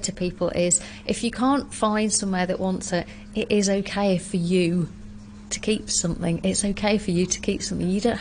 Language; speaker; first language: English; native; English